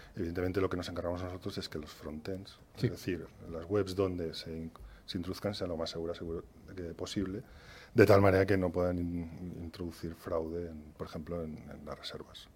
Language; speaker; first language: Spanish; native; Spanish